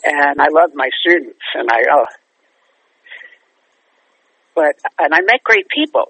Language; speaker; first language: English; native; English